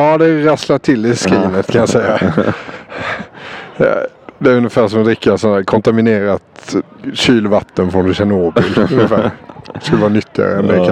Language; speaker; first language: Swedish; native; Swedish